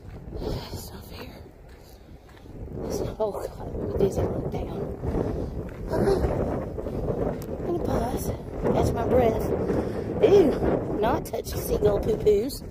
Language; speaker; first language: English; native; English